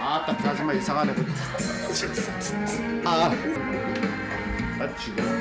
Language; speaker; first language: Korean; native; Korean